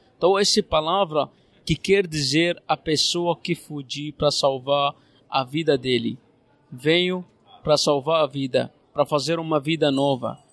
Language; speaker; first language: Portuguese; non-native, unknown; Arabic